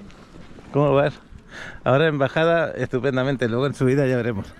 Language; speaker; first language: Spanish; native; Spanish